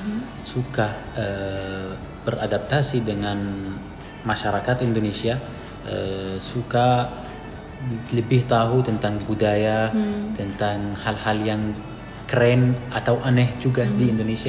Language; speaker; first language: Indonesian; non-native, fluent; Arabic